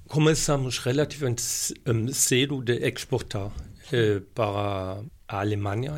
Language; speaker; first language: Portuguese; non-native, fluent; German